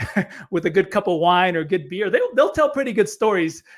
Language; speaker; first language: English; native; English